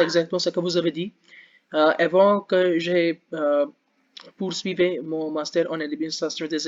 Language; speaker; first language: French; non-native, learner; Hindi